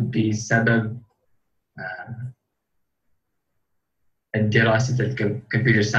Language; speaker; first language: Arabic; non-native, learner; English